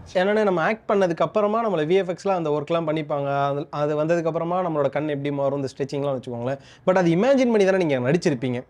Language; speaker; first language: Tamil; native; Tamil